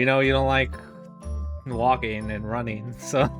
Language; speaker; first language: English; native; English